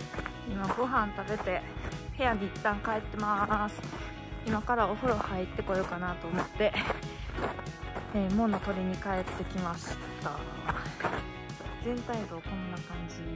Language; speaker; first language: Japanese; native; Japanese